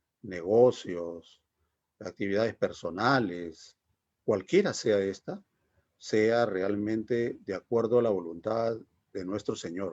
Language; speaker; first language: Spanish; native; Spanish